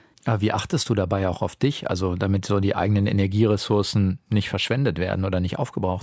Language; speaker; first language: German; native; German